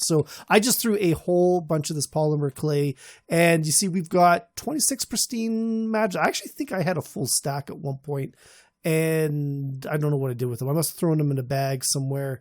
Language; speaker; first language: English; native; English